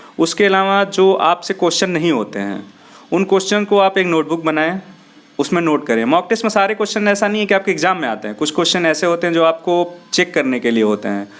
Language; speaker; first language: Hindi; native; Hindi